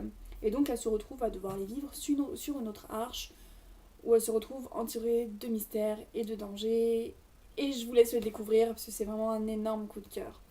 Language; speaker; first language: French; native; French